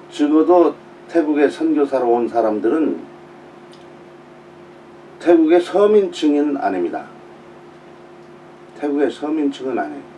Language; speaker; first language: Korean; native; Korean